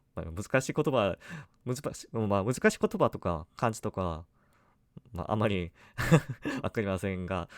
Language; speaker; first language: Japanese; non-native, learner; Korean